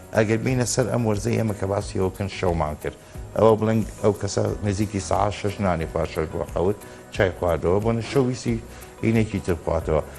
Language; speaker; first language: Central Kurdish; native; Central Kurdish